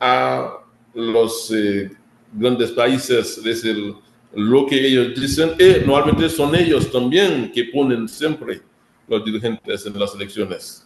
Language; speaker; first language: Spanish; non-native, fluent; Haitian Creole